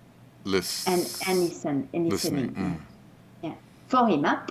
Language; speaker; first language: English; non-native, fluent; French